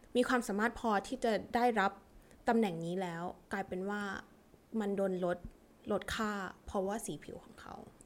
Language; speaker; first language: Thai; early bilingual, heritage; Thai